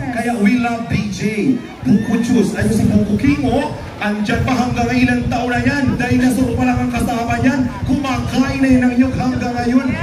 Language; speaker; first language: Filipino; non-native, local second language; Bikol